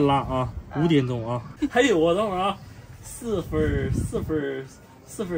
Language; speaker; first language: Chinese; native; Chinese